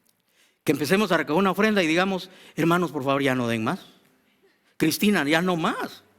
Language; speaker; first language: Spanish; native; Spanish